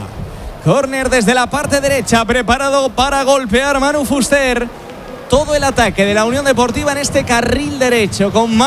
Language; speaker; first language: Spanish; native; Spanish